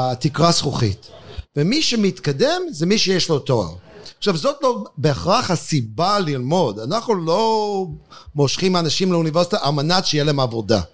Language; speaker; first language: Hebrew; non-native, fluent; English